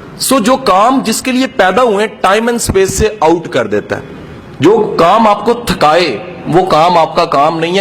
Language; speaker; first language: Urdu; native; Urdu